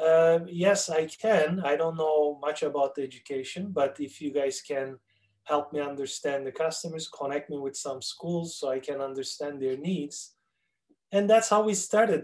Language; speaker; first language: English; non-native, fluent; Turkish